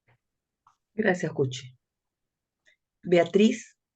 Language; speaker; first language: Spanish; native; Spanish